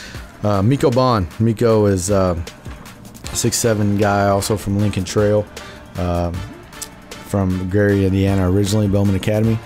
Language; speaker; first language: English; native; English